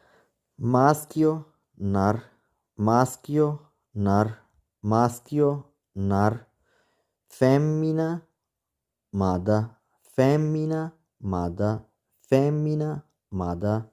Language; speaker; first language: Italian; non-native, fluent; Urdu